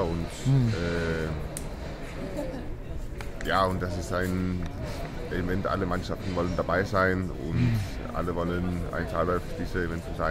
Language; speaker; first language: German; non-native, learner; Danish